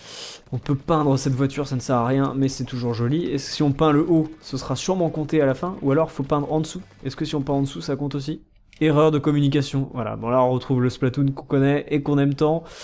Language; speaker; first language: French; native; French